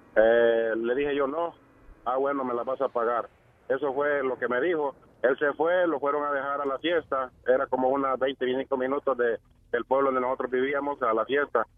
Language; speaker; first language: Spanish; native; Spanish